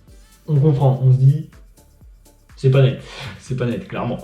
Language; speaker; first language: French; native; French